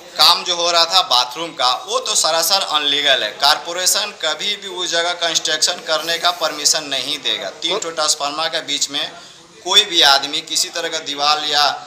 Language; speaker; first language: Hindi; native; Hindi